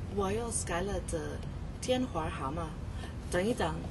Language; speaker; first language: Chinese; non-native, learner; English